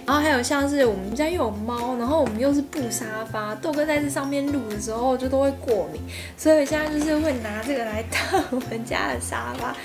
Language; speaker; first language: Chinese; native; Chinese